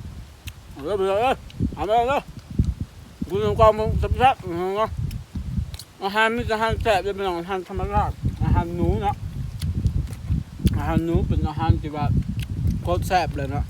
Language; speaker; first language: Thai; non-native, local second language; Northeastern Thai